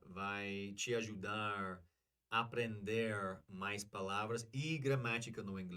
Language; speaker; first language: Portuguese; non-native, learner; English